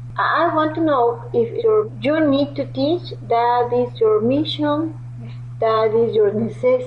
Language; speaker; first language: English; non-native, learner; Spanish